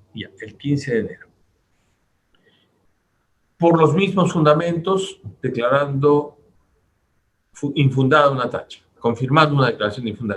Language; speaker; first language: Spanish; native; Spanish